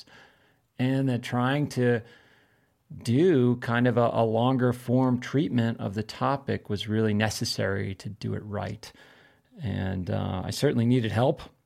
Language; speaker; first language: English; native; English